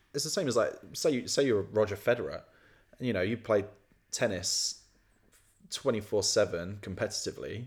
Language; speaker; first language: English; native; English